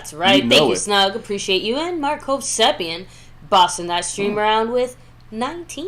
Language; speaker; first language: English; native; English